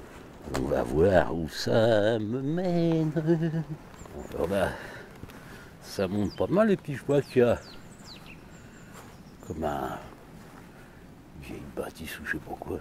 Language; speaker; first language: French; native; French